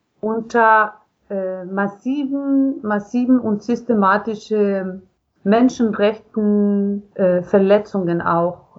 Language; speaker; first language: German; non-native, learner; Spanish